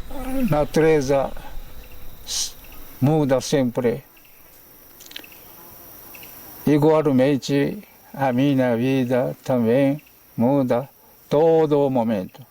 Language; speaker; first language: Portuguese; non-native, fluent; Japanese